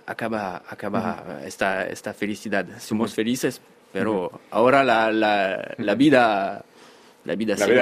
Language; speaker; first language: Spanish; non-native, fluent; French